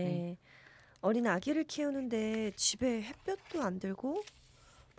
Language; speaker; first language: Korean; native; Korean